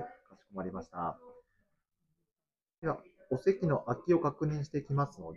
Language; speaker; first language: Japanese; native; Japanese